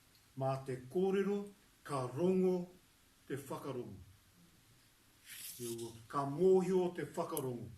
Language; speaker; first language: Māori; non-native, local second language; English